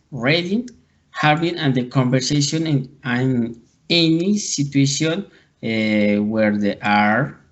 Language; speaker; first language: English; non-native, learner; Spanish